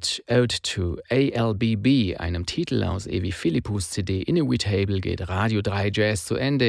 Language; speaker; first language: German; native; German